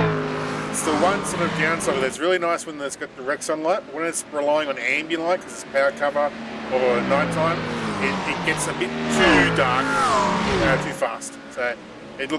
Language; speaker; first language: English; native; English